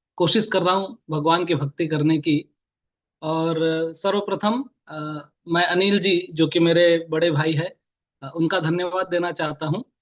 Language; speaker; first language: Hindi; native; Hindi